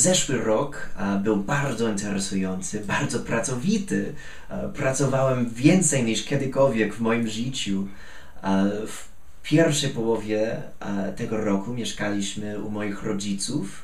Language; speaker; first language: Polish; non-native, fluent; English